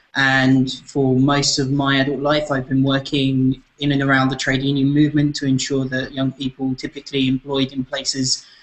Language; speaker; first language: English; native; English